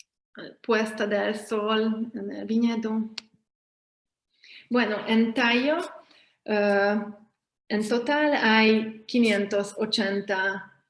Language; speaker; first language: Spanish; non-native, fluent; Hungarian